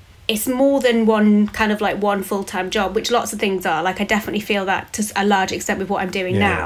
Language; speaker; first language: English; native; English